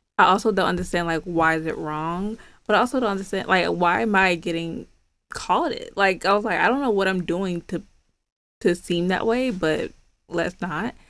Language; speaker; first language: English; native; English